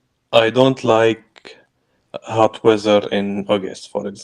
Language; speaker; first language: English; non-native, learner; Arabic